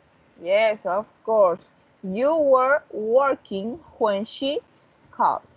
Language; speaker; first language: English; non-native, learner; Spanish